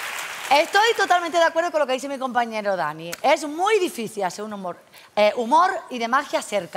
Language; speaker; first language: Spanish; native; Spanish